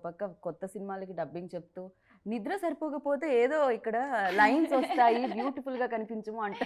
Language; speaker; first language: Telugu; native; Telugu